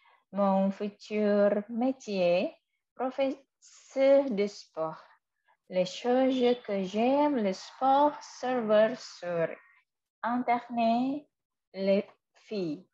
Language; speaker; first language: French; non-native, fluent; Indonesian